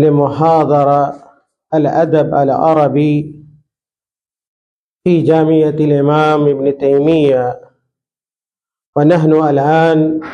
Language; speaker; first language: Arabic; non-native, fluent; Urdu